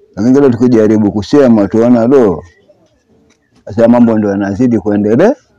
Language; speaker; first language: Swahili; native; Swahili